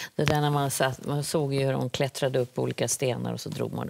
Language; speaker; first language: Swedish; native; Swedish